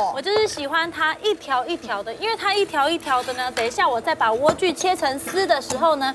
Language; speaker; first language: Chinese; native; Chinese